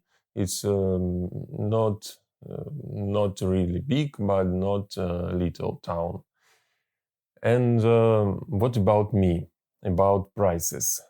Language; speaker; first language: English; non-native, learner; Russian